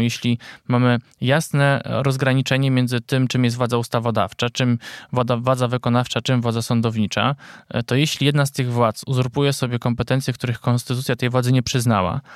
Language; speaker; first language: Polish; native; Polish